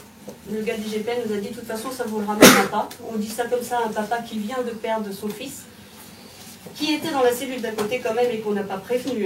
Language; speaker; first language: French; native; French